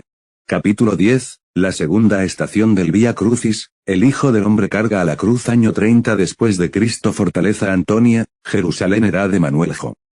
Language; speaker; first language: Spanish; native; Spanish